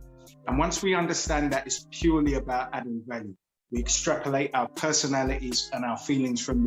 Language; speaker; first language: English; native; English